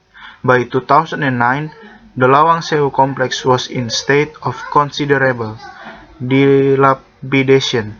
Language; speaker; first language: English; non-native, learner; Indonesian